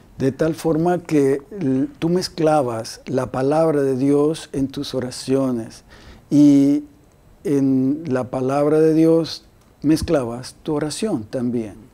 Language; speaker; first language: Spanish; native; Spanish